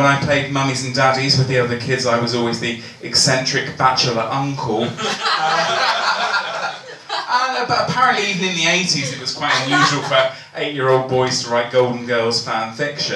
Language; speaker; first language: English; native; English